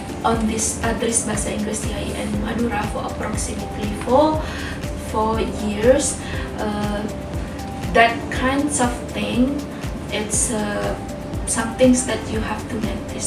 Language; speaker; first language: English; non-native, fluent; Indonesian